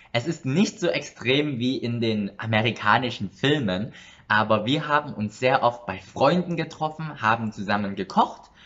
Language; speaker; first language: German; early bilingual, other home language; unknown